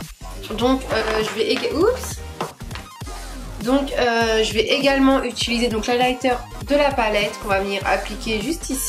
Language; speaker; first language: French; native; French